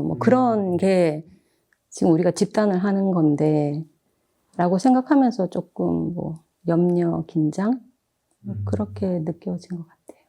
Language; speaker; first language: Korean; native; Korean